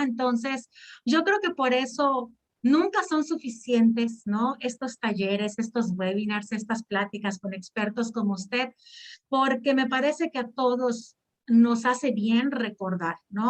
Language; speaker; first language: Spanish; native; Spanish